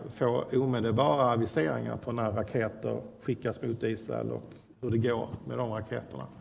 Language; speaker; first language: Swedish; native; Swedish